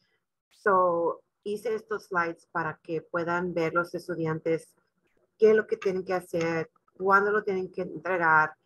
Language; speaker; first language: Spanish; non-native, local second language; English